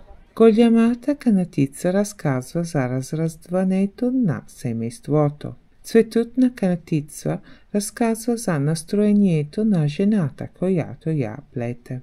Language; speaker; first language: Bulgarian; non-native, learner; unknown